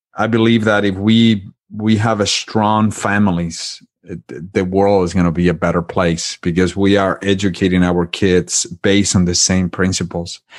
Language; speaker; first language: English; non-native, fluent; Spanish